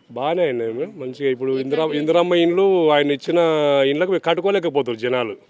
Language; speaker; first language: Telugu; native; Telugu